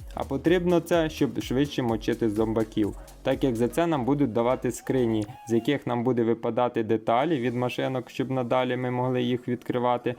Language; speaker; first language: Ukrainian; native; Ukrainian